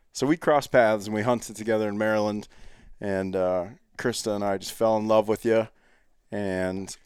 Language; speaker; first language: English; native; English